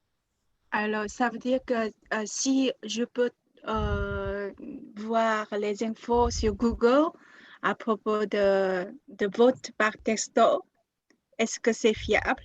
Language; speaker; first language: French; non-native, fluent; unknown